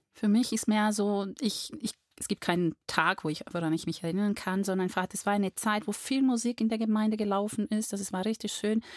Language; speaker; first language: German; non-native, fluent; Portuguese